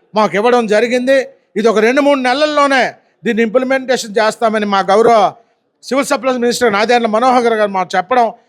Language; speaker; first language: Telugu; native; Telugu